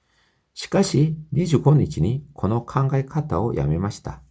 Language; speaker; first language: Japanese; non-native, fluent; Korean